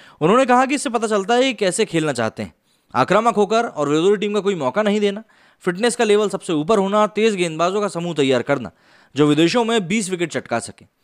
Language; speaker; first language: Hindi; native; Hindi